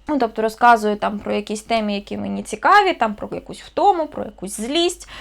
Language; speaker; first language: Ukrainian; non-native, local second language; Russian